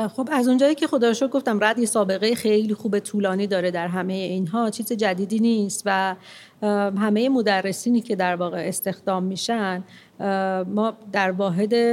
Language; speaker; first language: Persian; non-native, local second language; Armenian